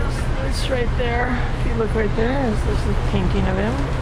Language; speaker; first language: English; native; English